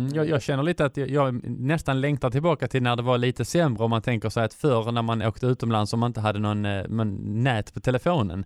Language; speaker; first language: Swedish; native; Swedish